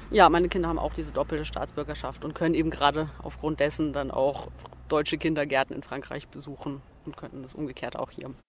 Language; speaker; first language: German; native; German